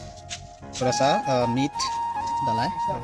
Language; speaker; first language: Hindi; non-native, local second language; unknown